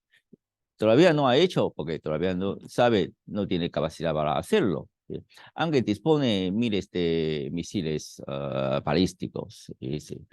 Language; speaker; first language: Spanish; non-native, fluent; Chinese